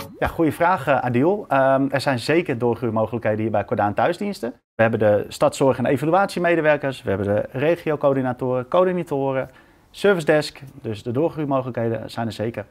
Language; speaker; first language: Dutch; native; Dutch